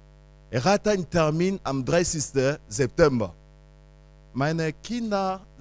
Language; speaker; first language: German; non-native, fluent; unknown